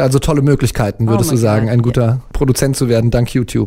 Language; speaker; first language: German; native; German